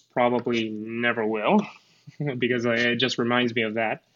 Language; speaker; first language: English; non-native, fluent; Spanish